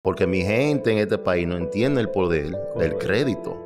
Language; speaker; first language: Spanish; early bilingual, heritage; Spanish